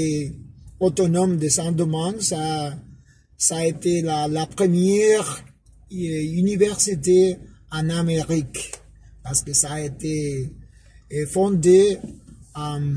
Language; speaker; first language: French; non-native, fluent; Spanish